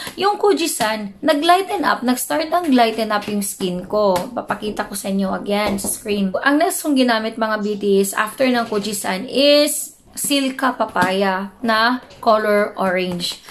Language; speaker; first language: Filipino; native; Filipino